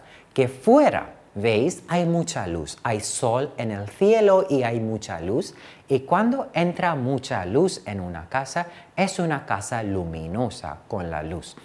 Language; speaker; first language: Spanish; non-native, fluent; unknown